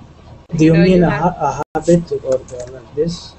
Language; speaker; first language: English; non-native, learner; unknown